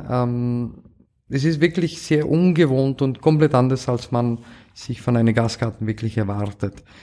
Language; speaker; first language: German; non-native, fluent; Romanian